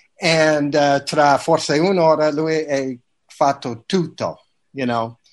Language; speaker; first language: Italian; non-native, learner; English